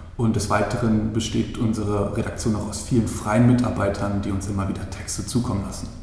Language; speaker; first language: German; native; German